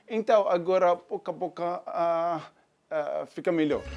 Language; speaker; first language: Portuguese; non-native, learner; Arabic